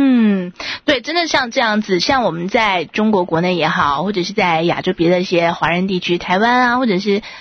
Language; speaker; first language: Chinese; native; Chinese